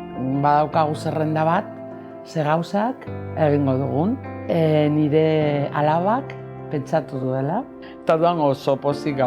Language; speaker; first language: Basque; non-native, local second language; Spanish